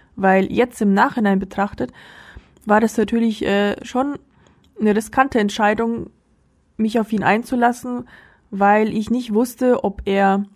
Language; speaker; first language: German; early bilingual, other home language; Russian